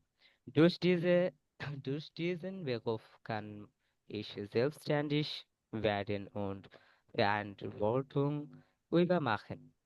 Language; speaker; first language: German; non-native, learner; Bangla